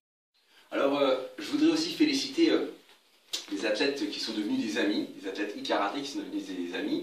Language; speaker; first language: French; native; French